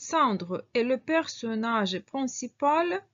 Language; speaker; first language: French; non-native, fluent; Ukrainian